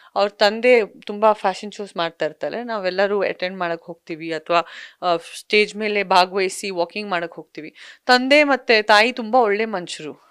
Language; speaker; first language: Kannada; non-native, local second language; Sindhi